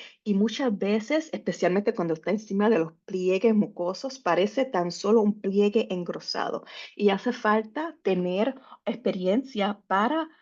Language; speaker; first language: Spanish; native; Spanish